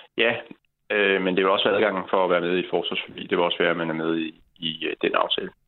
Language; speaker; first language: Danish; native; Danish